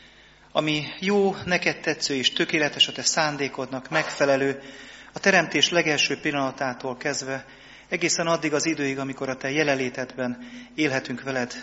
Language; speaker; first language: Hungarian; native; Hungarian